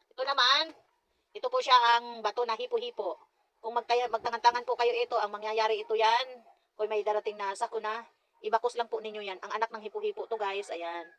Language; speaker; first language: Filipino; non-native, local second language; Cebuano